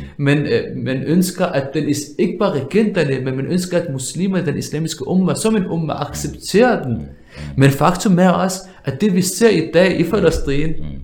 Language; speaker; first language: Danish; early bilingual, other home language; Arabic